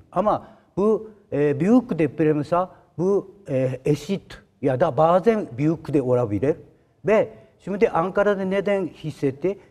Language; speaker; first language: Turkish; non-native, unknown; Japanese